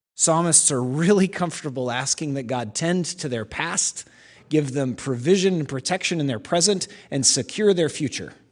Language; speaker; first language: English; native; English